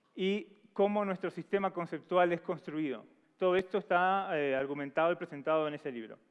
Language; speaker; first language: Spanish; native; Spanish